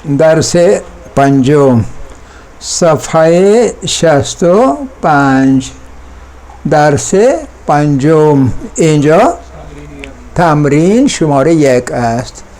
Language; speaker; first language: Persian; non-native, fluent; Urdu